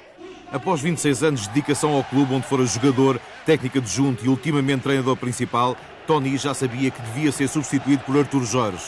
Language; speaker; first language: Portuguese; native; Portuguese